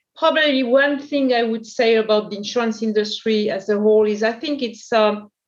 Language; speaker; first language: English; non-native, fluent; French